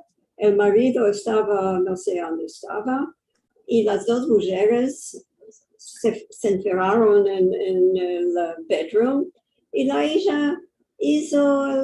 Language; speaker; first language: Spanish; early bilingual, heritage; English